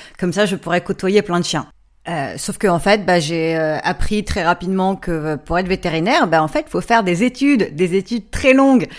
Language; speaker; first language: French; native; French